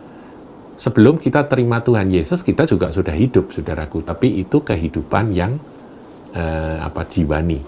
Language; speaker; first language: Indonesian; native; Indonesian